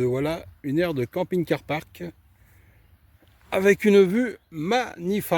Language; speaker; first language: French; native; French